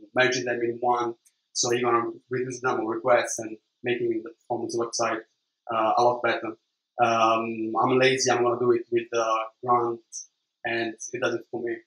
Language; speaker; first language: English; non-native, fluent; Italian